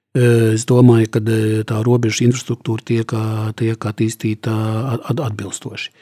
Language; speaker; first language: Latvian; native; Latvian